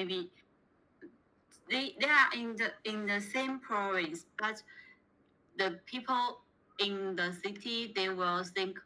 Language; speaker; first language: English; non-native, learner; Chinese